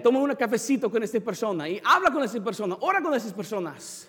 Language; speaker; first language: Spanish; non-native, fluent; English